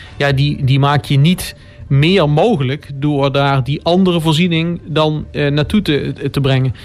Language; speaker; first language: Dutch; native; Dutch